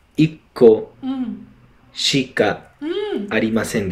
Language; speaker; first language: Japanese; non-native, learner; English